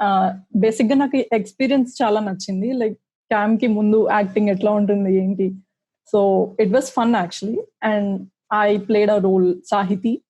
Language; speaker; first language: Telugu; early bilingual, heritage; Telugu